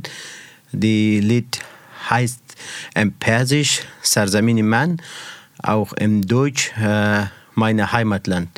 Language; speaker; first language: German; non-native, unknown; Persian